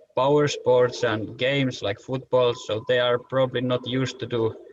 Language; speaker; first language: English; non-native, fluent; Finnish